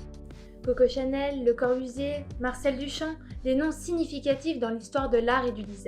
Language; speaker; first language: French; native; French